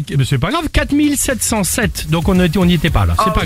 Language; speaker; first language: French; native; French